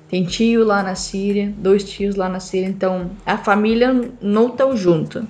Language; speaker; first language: Portuguese; non-native, fluent; Arabic